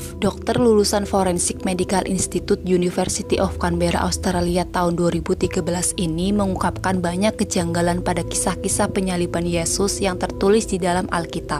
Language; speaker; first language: Indonesian; native; Indonesian